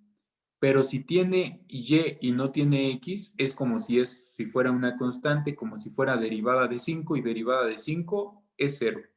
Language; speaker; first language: Spanish; native; Spanish